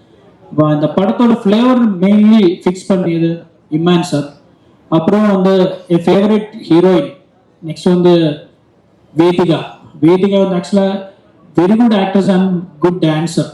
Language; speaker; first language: Tamil; non-native, learner; Malayalam